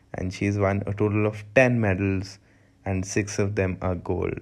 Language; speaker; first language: English; non-native, local second language; Hindi